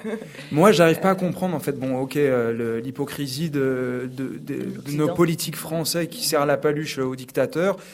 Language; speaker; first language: French; native; French